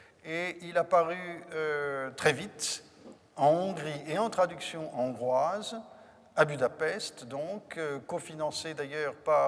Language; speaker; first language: French; native; French